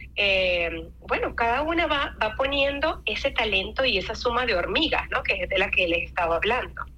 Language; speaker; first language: Spanish; native; Spanish